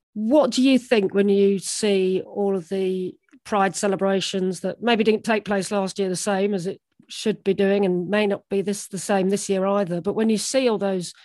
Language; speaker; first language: English; native; English